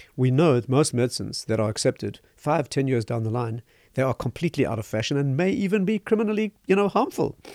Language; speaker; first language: English; native; English